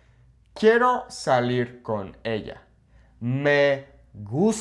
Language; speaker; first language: Spanish; non-native, fluent; English